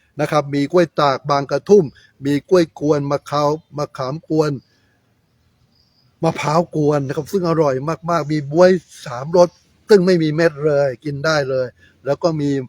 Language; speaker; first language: Thai; native; Thai